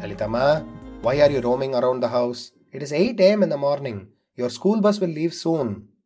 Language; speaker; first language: English; non-native, local second language; Tamil